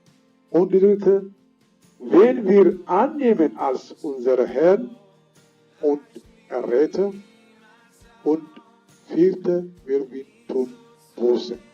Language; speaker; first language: German; non-native, learner; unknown